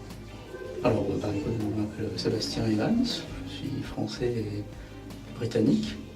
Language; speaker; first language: French; early bilingual, other home language; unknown